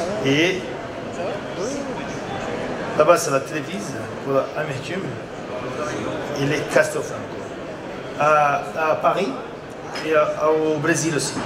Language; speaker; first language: French; non-native, learner; Portuguese